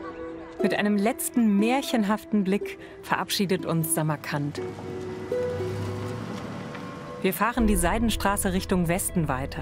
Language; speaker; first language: German; native; German